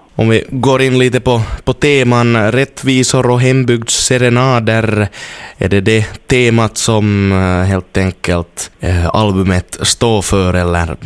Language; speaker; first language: Swedish; native; Swedish